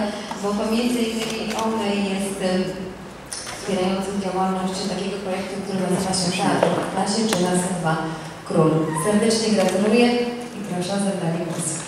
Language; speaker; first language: Polish; native; Polish